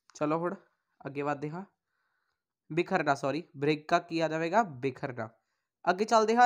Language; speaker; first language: Hindi; non-native, local second language; Punjabi